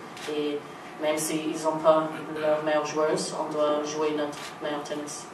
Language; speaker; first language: French; non-native, local second language; English